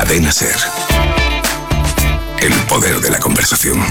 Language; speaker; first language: Spanish; native; Spanish